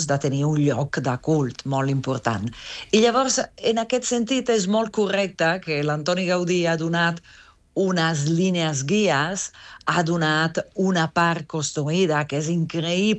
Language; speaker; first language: Catalan; non-native, fluent; Italian